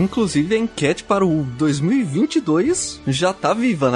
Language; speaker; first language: Portuguese; native; Portuguese